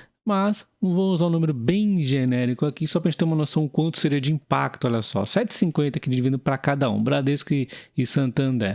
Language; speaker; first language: Portuguese; native; Portuguese